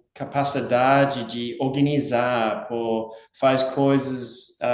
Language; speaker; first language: Portuguese; non-native, learner; English